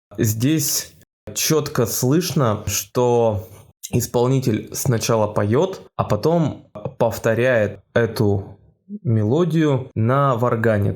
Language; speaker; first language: Russian; native; Russian